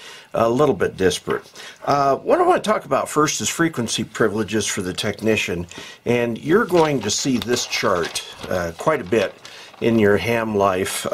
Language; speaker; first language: English; native; English